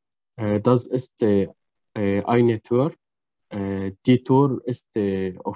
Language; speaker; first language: German; non-native, learner; Arabic